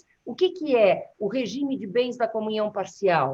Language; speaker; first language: Portuguese; native; Portuguese